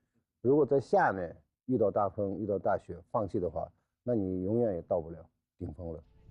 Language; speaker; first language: Chinese; native; Chinese